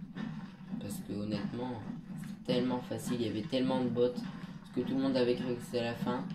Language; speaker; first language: French; native; French